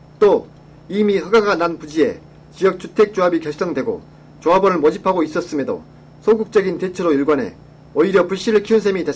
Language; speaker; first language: Korean; native; Korean